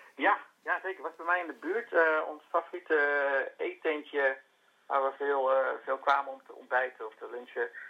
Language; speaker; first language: Dutch; native; Dutch